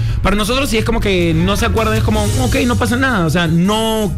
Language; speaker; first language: Spanish; native; Spanish